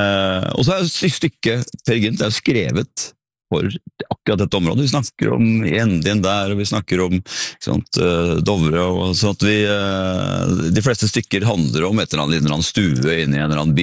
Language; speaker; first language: Norwegian; native; Norwegian